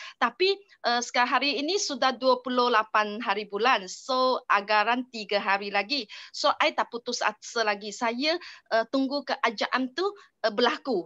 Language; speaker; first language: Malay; non-native, local second language; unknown